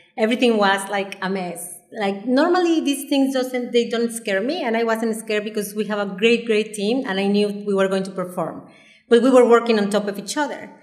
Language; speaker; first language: English; non-native, fluent; Spanish